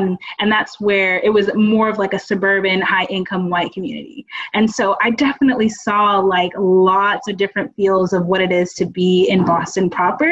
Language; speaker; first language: English; native; English